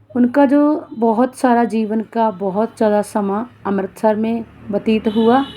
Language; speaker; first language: Hindi; non-native, local second language; Punjabi